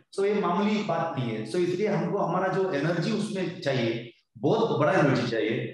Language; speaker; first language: Hindi; non-native, local second language; Kannada